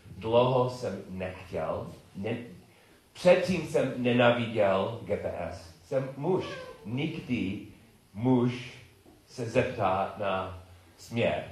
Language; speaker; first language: Czech; non-native, learner; English